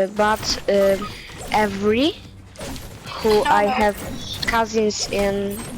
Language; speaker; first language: English; non-native, learner; Polish